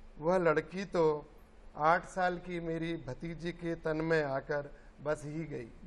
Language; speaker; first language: Hindi; native; Hindi